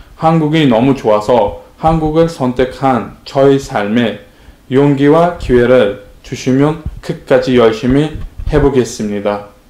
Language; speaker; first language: Korean; non-native, learner; Uzbek